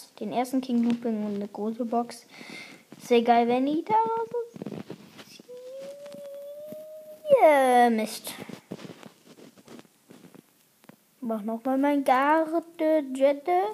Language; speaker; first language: German; native; German